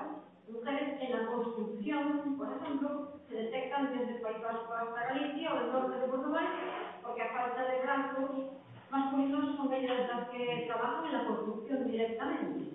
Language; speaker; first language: Spanish; native; Spanish